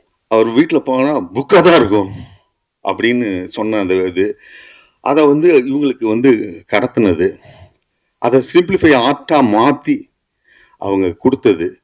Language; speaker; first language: Tamil; native; Tamil